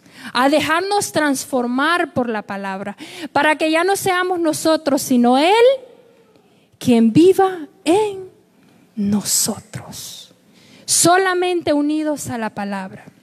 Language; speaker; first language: Spanish; native; Spanish